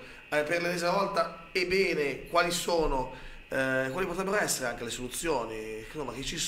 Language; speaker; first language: Italian; native; Italian